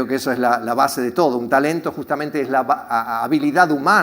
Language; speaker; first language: Spanish; native; Spanish